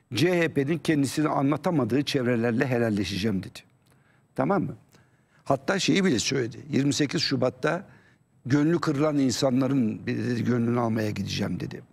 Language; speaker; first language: Turkish; native; Turkish